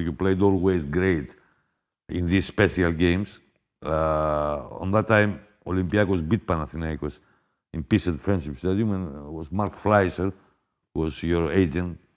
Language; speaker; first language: English; non-native, fluent; Greek